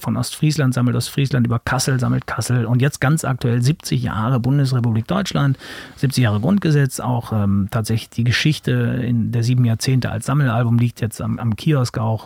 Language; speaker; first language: German; native; German